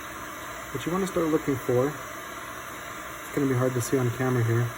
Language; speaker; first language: English; native; English